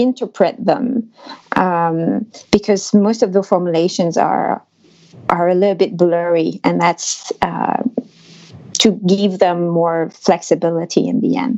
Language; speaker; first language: English; non-native, fluent; French